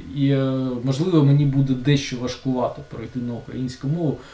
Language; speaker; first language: Ukrainian; non-native, local second language; Russian